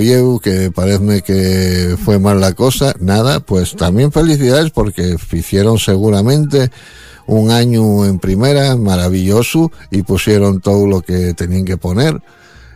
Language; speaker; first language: Spanish; native; Spanish